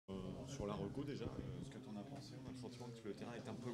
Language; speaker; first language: French; native; French